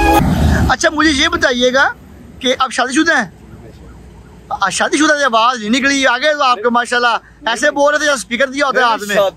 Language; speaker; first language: Hindi; non-native, local second language; Punjabi